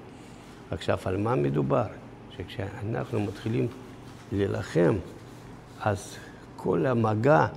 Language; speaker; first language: Hebrew; non-native, fluent; Russian